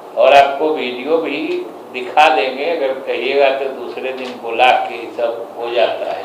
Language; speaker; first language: Hindi; native; Hindi